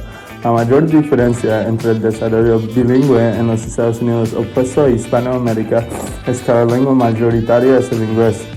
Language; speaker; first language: Spanish; non-native, learner; English